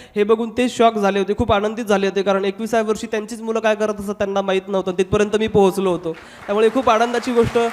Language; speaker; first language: Marathi; non-native, local second language; Hindi